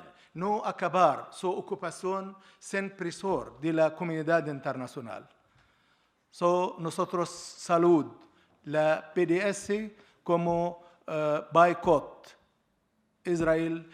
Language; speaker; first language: Spanish; non-native, learner; Arabic